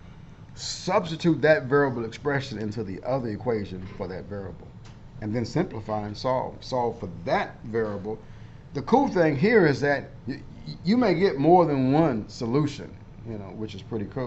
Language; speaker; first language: English; native; English